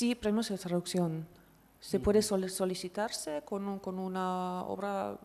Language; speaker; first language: Spanish; non-native, fluent; German